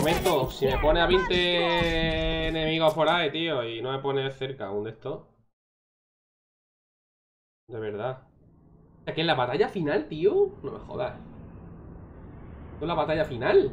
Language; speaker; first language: Spanish; native; Spanish